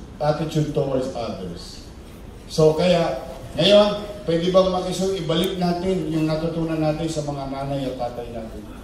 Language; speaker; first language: Filipino; native; Filipino